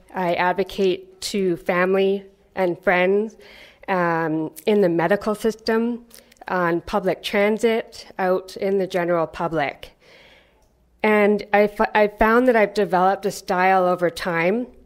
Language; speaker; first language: English; native; English